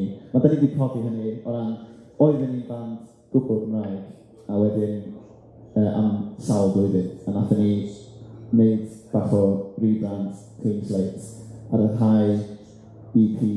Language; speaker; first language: Welsh; native; Welsh